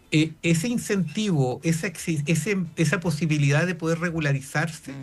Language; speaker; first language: Spanish; native; Spanish